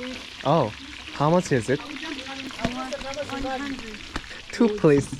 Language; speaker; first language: English; non-native, learner; Korean